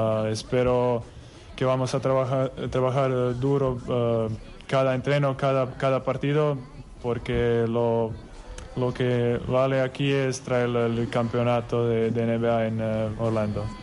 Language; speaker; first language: Spanish; non-native, fluent; Croatian